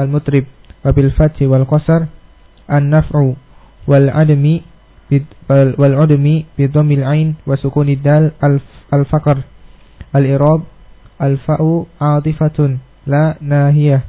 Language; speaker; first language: Arabic; non-native, learner; Indonesian